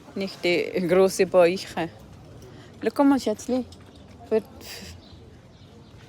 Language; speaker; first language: German; non-native, learner; Cebuano